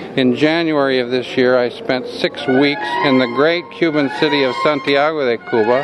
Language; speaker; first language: English; native; English